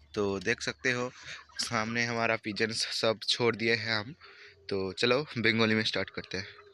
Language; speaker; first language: Hindi; non-native, local second language; Bangla